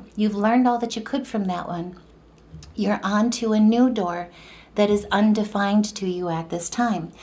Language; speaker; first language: English; native; English